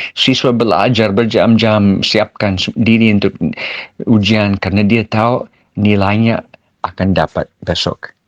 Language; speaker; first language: Malay; non-native, fluent; English